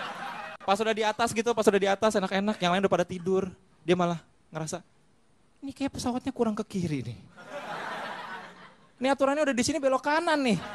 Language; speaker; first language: Indonesian; native; Indonesian